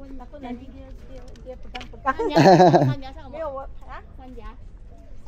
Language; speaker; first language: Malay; non-native, local second language; Chinese